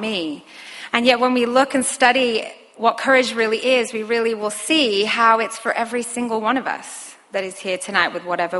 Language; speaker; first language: English; native; English